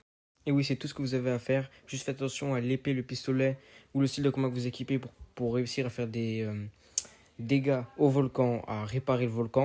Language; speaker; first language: French; native; French